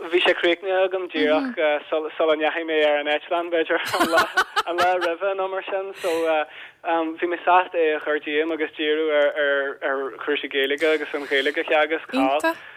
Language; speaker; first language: Irish; non-native, local second language; English